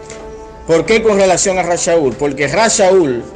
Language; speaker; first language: Spanish; native; Spanish